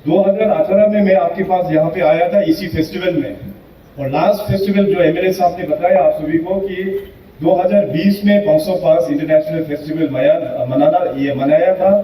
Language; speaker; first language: Hindi; non-native, local second language; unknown